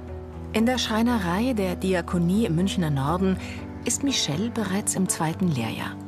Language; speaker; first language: German; native; German